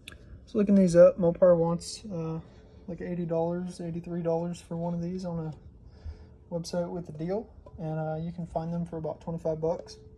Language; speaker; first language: English; native; English